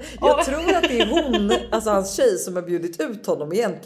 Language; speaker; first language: Swedish; native; Swedish